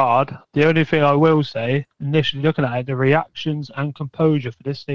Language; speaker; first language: English; native; English